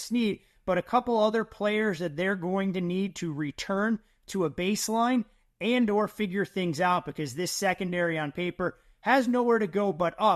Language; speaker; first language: English; native; English